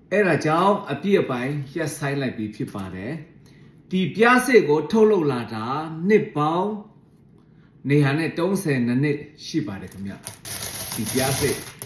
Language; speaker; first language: Burmese; non-native, local second language; Shan